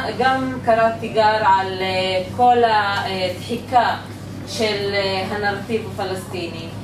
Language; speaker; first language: Hebrew; non-native, local second language; Arabic